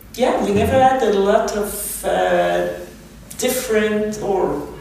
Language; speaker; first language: English; non-native, fluent; French